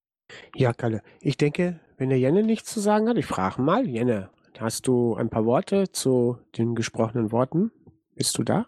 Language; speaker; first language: German; native; German